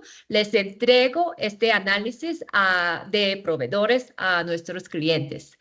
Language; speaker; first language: Spanish; non-native, fluent; Korean